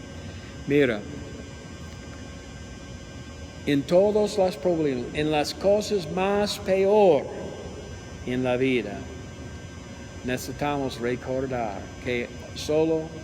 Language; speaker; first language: Spanish; non-native, learner; English